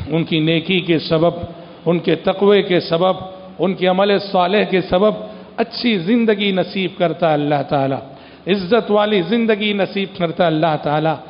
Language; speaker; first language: Urdu; native; Urdu